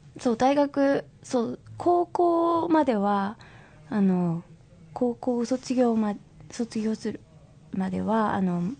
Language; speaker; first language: Japanese; non-native, fluent; English